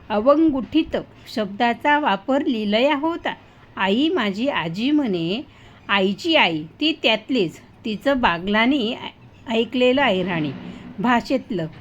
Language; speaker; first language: Marathi; non-native, local second language; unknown